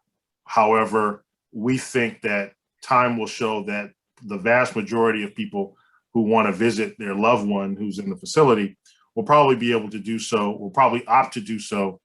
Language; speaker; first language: English; native; English